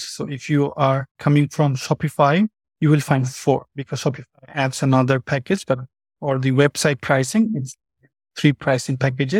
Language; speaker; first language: English; non-native, fluent; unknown